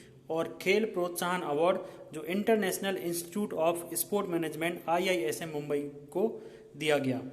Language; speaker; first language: Hindi; native; Hindi